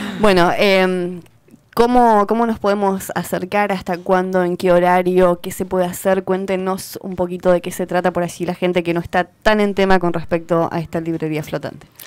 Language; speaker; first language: Spanish; native; Spanish